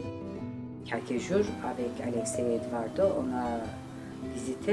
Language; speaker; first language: French; non-native, learner; Turkish